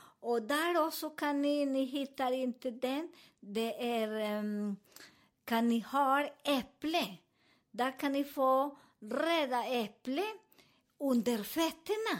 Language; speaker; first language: Swedish; non-native, learner; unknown